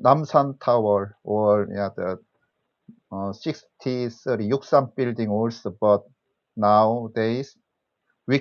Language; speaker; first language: English; non-native, learner; Korean